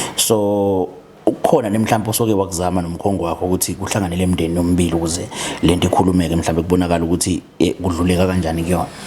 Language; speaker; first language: Zulu; native; Zulu